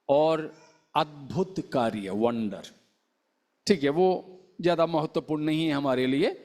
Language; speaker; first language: Hindi; non-native, local second language; Malayalam